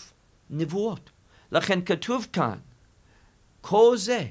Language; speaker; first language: Hebrew; non-native, fluent; English